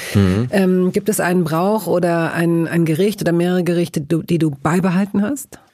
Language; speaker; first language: German; native; German